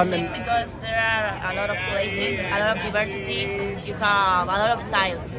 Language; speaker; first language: English; non-native, learner; Spanish